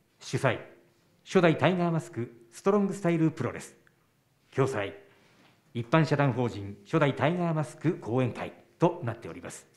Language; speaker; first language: Japanese; native; Japanese